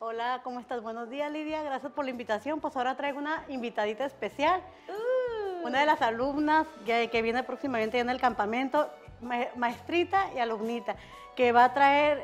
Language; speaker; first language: Spanish; native; Spanish